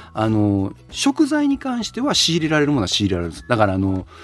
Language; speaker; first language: Japanese; native; Japanese